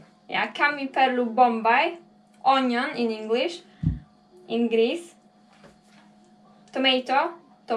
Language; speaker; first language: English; non-native, fluent; Polish